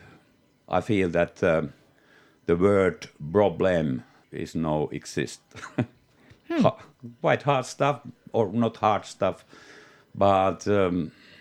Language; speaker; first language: English; non-native, learner; Finnish